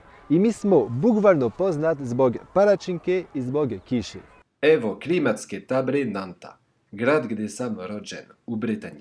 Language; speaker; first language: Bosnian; non-native, fluent; French